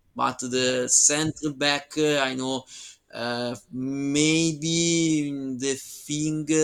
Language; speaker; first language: English; non-native, learner; Italian